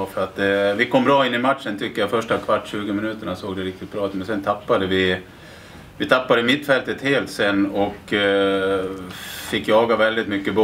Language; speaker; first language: Swedish; native; Swedish